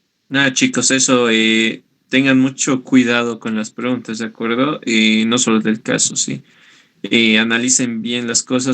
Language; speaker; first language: Spanish; native; Spanish